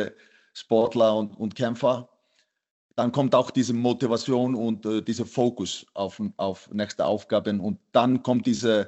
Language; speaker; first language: German; non-native, fluent; Icelandic